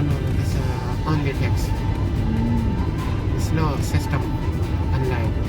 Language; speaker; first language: English; non-native, learner; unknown